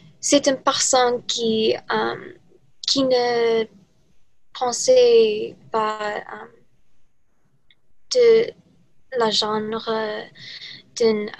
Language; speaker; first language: French; non-native, learner; English